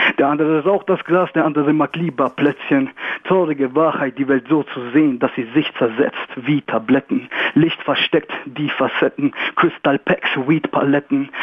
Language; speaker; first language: German; early bilingual, other home language; Greek